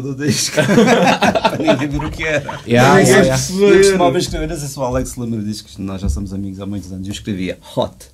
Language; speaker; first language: Portuguese; native; Portuguese